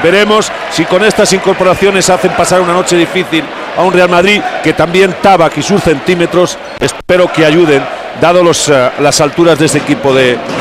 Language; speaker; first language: Spanish; native; Spanish